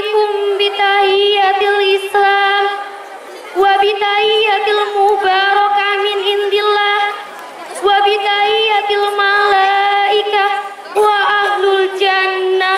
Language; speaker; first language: Arabic; non-native, learner; Indonesian